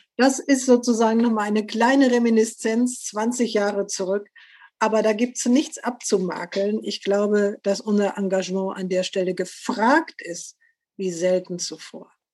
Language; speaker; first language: German; native; German